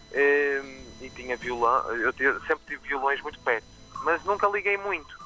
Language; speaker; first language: Portuguese; native; Portuguese